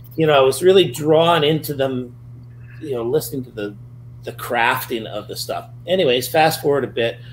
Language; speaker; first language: English; native; English